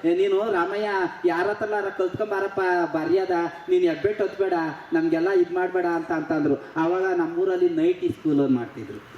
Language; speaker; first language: Kannada; native; Kannada